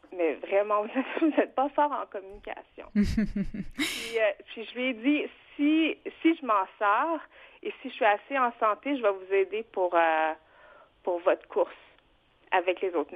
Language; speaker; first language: French; early bilingual, other home language; Vietnamese